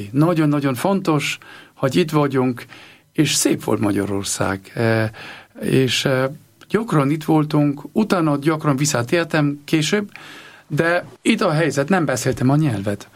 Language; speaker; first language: Hungarian; non-native, learner; German